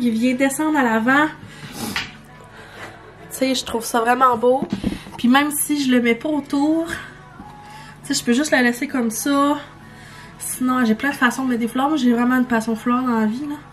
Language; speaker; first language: French; native; French